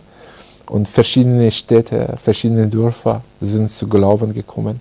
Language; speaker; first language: German; non-native, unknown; Persian